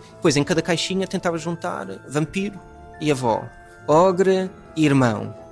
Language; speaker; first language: Portuguese; non-native, fluent; English